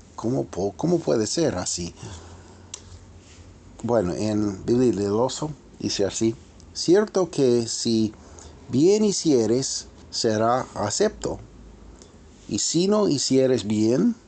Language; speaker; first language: Spanish; non-native, fluent; English